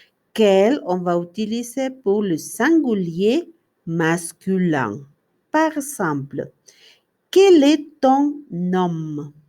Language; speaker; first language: French; non-native, fluent; Spanish